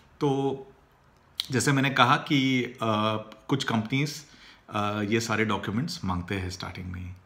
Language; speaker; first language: Hindi; non-native, local second language; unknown